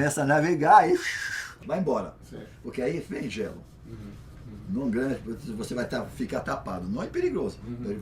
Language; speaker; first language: Portuguese; non-native, fluent; French